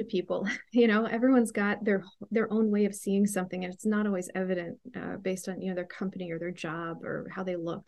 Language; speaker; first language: English; native; English